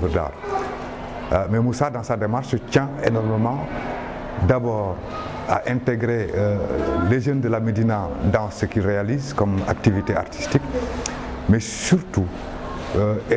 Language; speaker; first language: French; non-native, local second language; Wolof